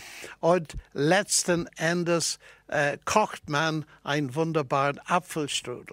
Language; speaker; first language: German; non-native, fluent; English